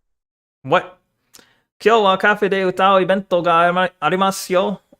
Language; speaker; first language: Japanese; non-native, learner; English